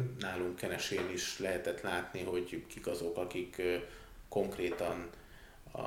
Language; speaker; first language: Hungarian; native; Hungarian